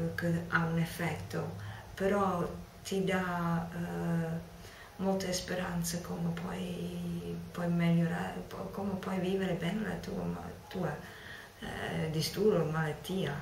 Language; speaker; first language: Italian; non-native, fluent; Dutch